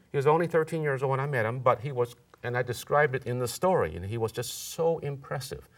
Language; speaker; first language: English; native; English